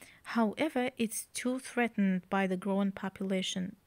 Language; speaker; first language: English; non-native, fluent; Azerbaijani